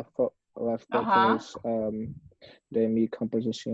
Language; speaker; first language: Spanish; non-native, learner; English